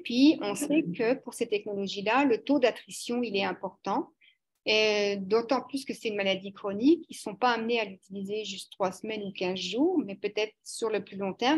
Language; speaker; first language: French; native; French